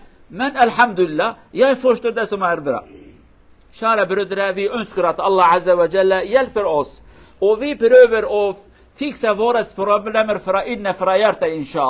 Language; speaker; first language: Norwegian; non-native, learner; Central Kurdish